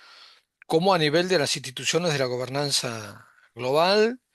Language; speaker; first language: Spanish; native; Spanish